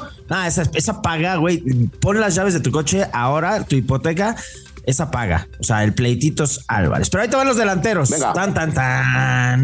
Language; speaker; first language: Spanish; native; Spanish